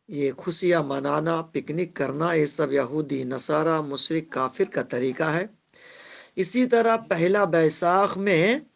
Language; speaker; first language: Urdu; non-native, local second language; Bangla